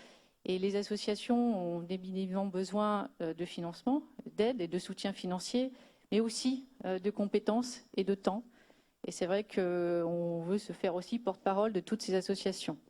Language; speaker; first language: French; native; French